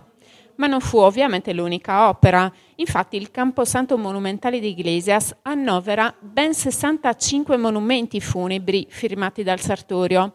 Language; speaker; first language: Italian; native; Italian